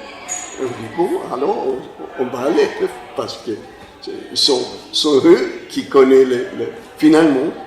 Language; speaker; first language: French; non-native, fluent; Spanish